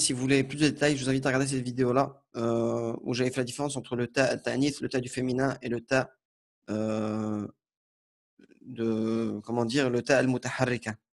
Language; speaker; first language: French; native; French